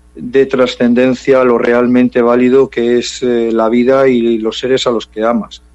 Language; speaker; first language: Spanish; early bilingual, heritage; English